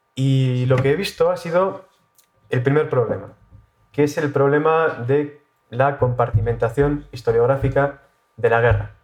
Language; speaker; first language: Spanish; native; Spanish